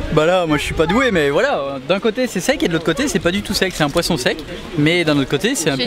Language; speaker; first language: French; native; French